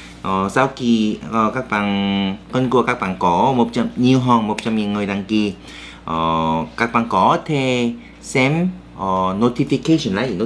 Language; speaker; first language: Vietnamese; non-native, learner; Korean